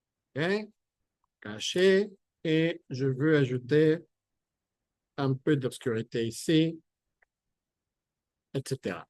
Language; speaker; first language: French; non-native, fluent; Spanish